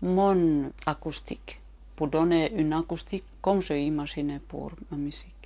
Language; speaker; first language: French; non-native, fluent; Finnish